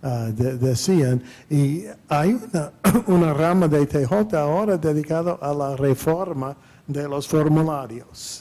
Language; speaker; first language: Spanish; non-native, fluent; English